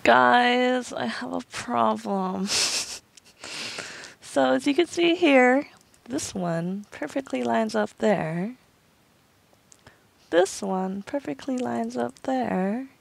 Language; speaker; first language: English; native; English